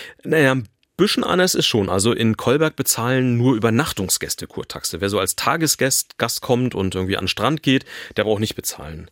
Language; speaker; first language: German; native; German